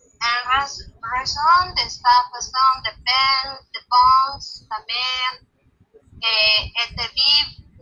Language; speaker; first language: Spanish; non-native, learner; French